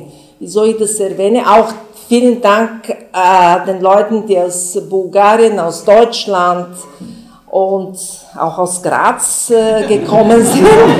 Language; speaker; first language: German; non-native, fluent; Bulgarian